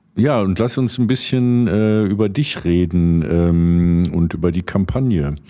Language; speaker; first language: German; native; German